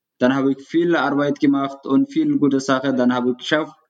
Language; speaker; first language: German; non-native, learner; Tigrinya